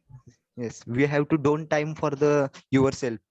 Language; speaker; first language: English; non-native, learner; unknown